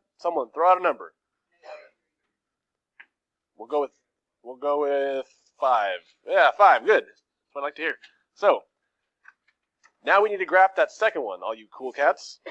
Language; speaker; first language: English; native; English